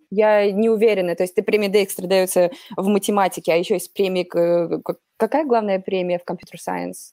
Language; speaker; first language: Russian; native; Russian